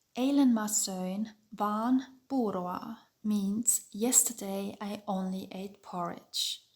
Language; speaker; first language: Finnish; non-native, fluent; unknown